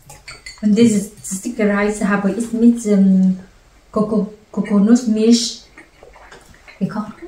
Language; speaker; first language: German; non-native, learner; Vietnamese